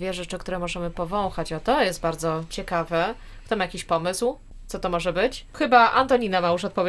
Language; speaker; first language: Polish; native; Polish